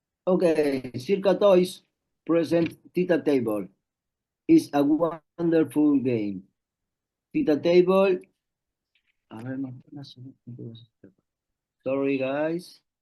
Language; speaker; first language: English; non-native, learner; Spanish